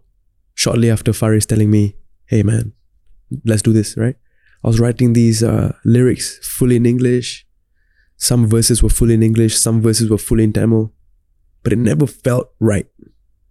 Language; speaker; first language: English; non-native, local second language; Tamil